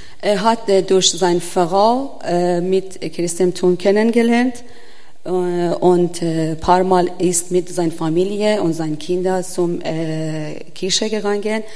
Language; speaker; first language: German; non-native, learner; Persian